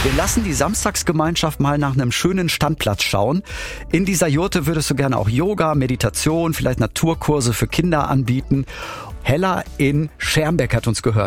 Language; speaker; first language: German; native; German